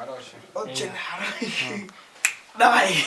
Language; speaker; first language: Russian; non-native, learner; Portuguese